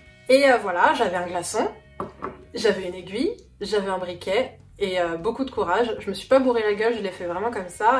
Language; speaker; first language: French; native; French